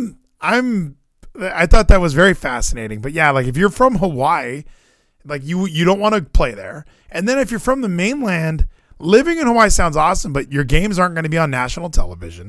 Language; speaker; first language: English; native; English